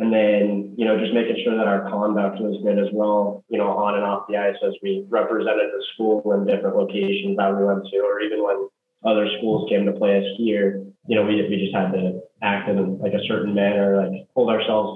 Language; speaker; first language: English; native; English